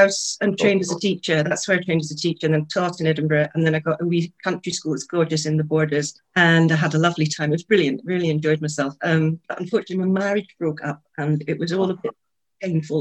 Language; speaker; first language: English; native; English